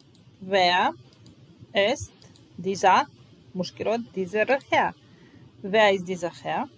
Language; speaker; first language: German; non-native, fluent; Serbian